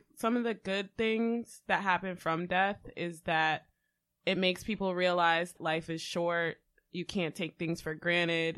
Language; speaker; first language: English; native; English